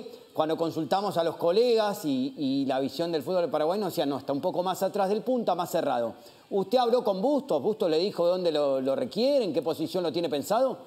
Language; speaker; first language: Spanish; native; Spanish